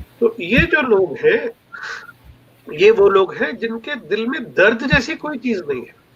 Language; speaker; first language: Hindi; non-native, local second language; Punjabi